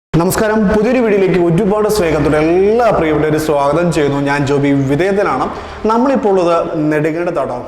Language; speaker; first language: Malayalam; native; Malayalam